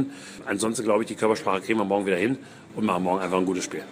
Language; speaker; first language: German; native; German